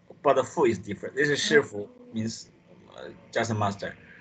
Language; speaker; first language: English; non-native, local second language; Chinese